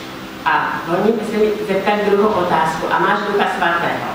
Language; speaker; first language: Czech; non-native, fluent; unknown